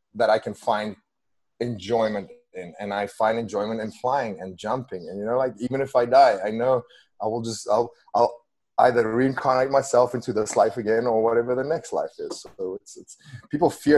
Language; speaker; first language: English; non-native, local second language; Afrikaans